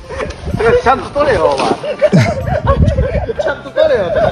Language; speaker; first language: Japanese; native; Japanese